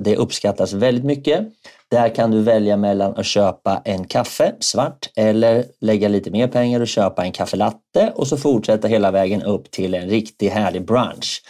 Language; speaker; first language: Swedish; native; Swedish